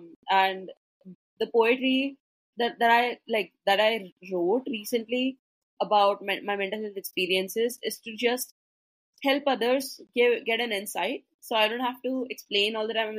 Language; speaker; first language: English; non-native, local second language; Hindi